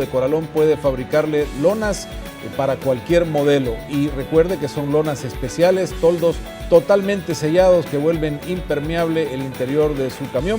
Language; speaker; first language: Spanish; native; Spanish